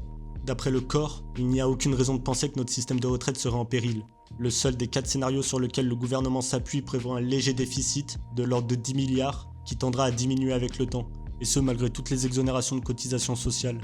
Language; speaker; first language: French; native; French